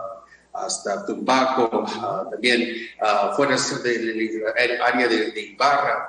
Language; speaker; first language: Spanish; non-native, fluent; English